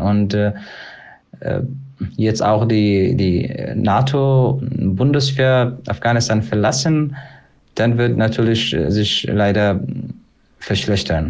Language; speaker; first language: German; non-native, learner; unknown